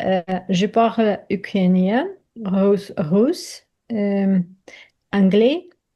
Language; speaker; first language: French; non-native, learner; Ukrainian